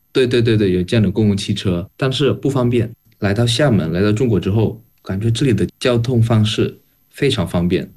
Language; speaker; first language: Chinese; non-native, fluent; Indonesian